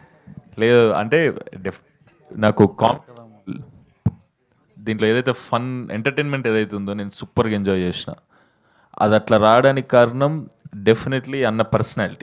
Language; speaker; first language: Telugu; native; Telugu